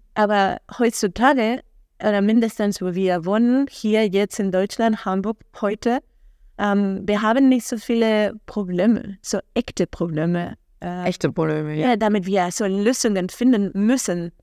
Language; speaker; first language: German; non-native, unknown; Spanish